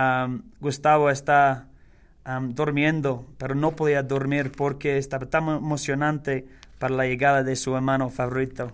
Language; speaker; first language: Spanish; non-native, learner; English